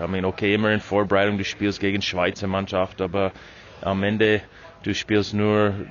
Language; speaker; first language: German; non-native, learner; English